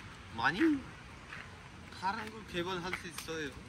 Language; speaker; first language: Korean; non-native, learner; Urdu